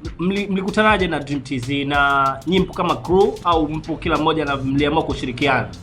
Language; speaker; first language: Swahili; native; Swahili